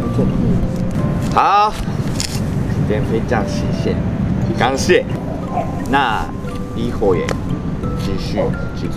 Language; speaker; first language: Chinese; non-native, learner; Japanese